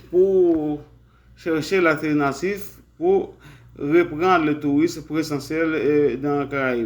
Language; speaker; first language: French; non-native, learner; Spanish